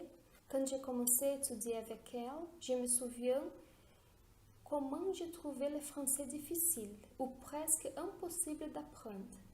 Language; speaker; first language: French; non-native, learner; Portuguese